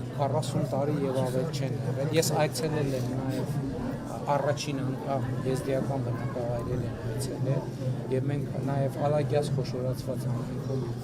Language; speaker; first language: Armenian; native; Armenian